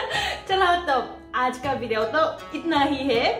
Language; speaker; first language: Hindi; non-native, fluent; Japanese